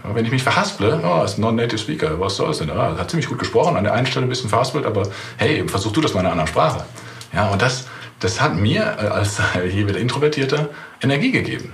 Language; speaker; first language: German; native; German